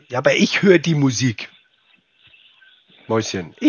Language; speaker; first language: German; native; German